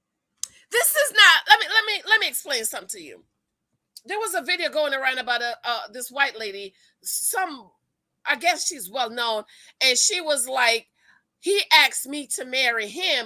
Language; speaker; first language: English; native; English